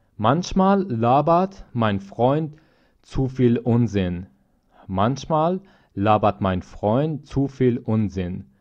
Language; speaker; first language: German; non-native, fluent; Persian